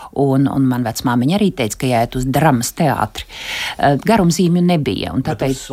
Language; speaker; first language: Latvian; native; Latvian